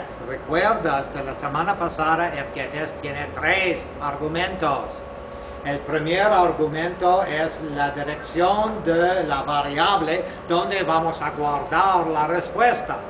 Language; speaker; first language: Spanish; non-native, fluent; English